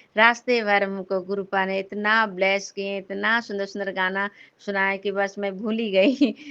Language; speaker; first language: Hindi; native; Hindi